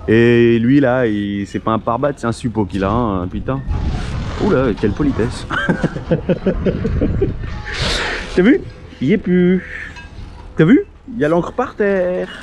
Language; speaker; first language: French; native; French